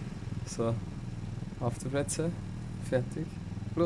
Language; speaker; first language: German; native; German